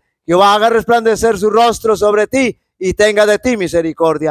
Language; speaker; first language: Spanish; native; Spanish